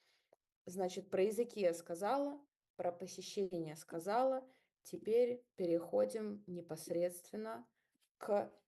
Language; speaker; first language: Russian; native; Russian